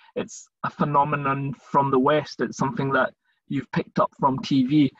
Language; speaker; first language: English; native; English